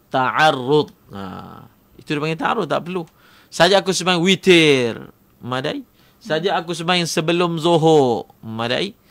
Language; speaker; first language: Malay; native; Malay